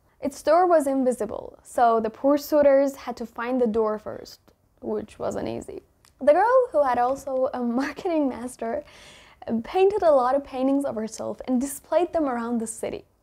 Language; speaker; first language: English; non-native, fluent; Persian